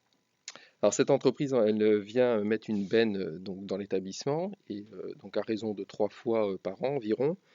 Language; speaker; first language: French; native; French